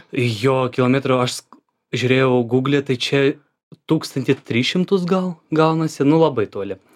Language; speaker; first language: Lithuanian; non-native, fluent; Ukrainian